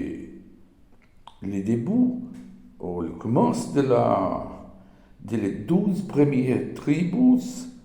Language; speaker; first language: French; non-native, learner; Portuguese